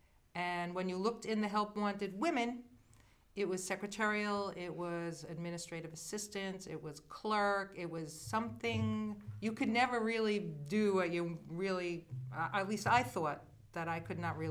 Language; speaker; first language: English; native; English